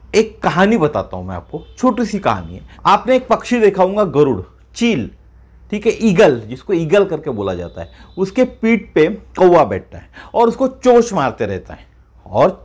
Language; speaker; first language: Hindi; non-native, local second language; Marathi